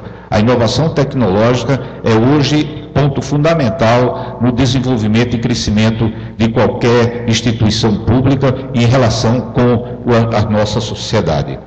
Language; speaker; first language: Portuguese; native; Portuguese